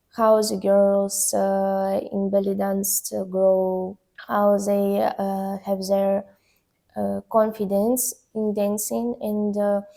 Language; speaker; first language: English; non-native, learner; Ukrainian